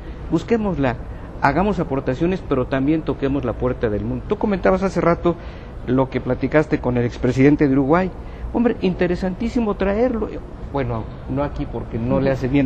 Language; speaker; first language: Spanish; native; Spanish